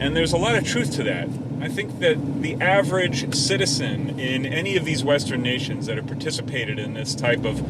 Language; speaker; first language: English; native; English